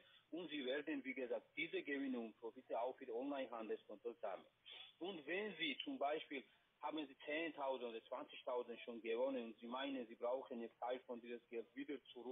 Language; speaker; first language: German; non-native, fluent; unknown